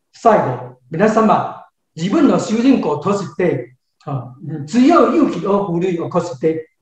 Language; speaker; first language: Japanese; non-native, fluent; Chinese